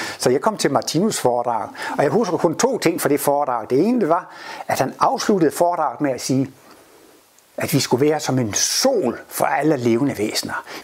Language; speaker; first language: Danish; native; Danish